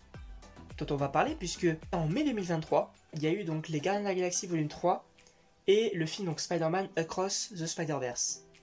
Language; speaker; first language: French; native; French